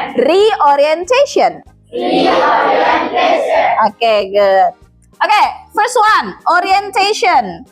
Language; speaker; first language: English; non-native, fluent; Indonesian